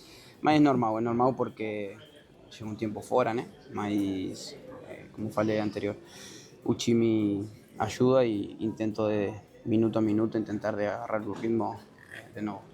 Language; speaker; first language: Portuguese; non-native, learner; Spanish